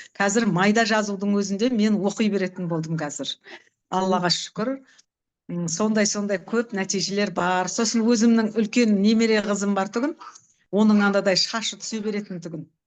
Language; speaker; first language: Kazakh; native; Kazakh